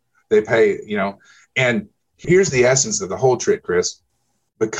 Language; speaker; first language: English; native; English